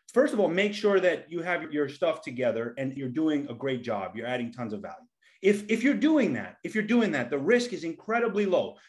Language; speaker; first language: English; native; English